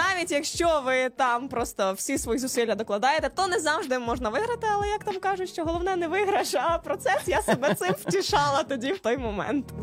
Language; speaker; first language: Ukrainian; native; Ukrainian